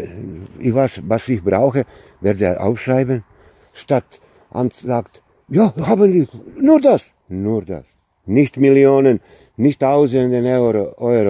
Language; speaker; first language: German; non-native, learner; Croatian